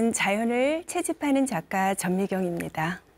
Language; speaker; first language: Korean; native; Korean